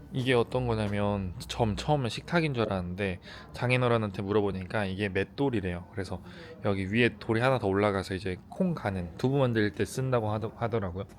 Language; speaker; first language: Korean; native; Korean